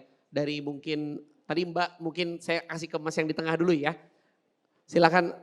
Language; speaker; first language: Indonesian; native; Indonesian